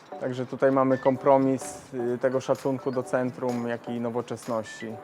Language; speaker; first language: Polish; native; Polish